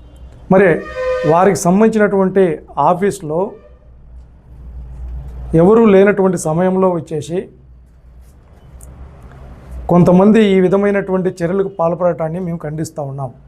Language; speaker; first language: Telugu; native; Telugu